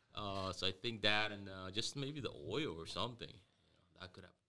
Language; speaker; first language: English; early bilingual, other home language; Spanish